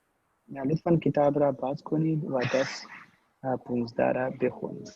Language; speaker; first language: Persian; non-native, learner; Urdu